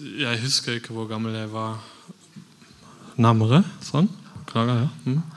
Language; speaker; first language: Norwegian; non-native, fluent; German